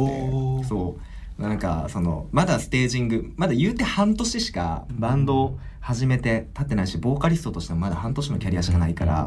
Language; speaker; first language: Japanese; native; Japanese